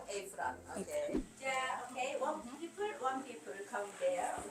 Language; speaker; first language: English; non-native, learner; Korean